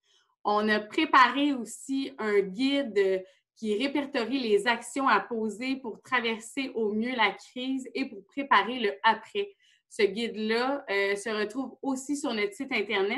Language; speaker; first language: French; native; French